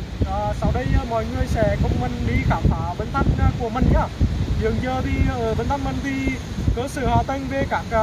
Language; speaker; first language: Vietnamese; native; Vietnamese